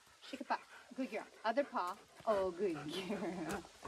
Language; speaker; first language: English; early bilingual, other home language; French